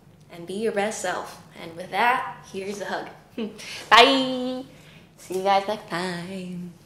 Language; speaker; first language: English; early bilingual, other home language; Chinese